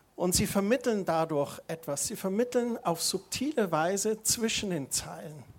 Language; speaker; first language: German; native; German